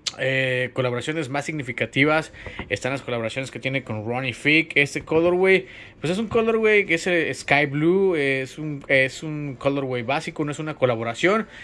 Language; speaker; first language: Spanish; native; Spanish